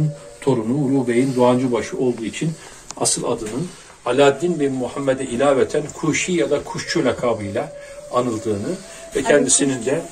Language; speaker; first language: Turkish; native; Turkish